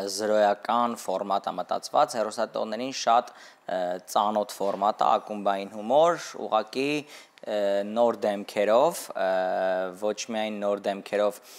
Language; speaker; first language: Armenian; native; Armenian